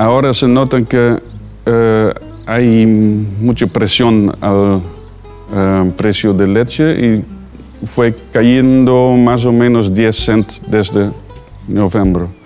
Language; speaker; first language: Spanish; non-native, learner; Dutch